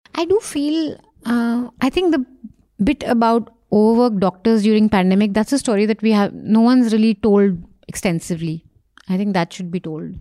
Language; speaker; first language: English; non-native, local second language; Hindi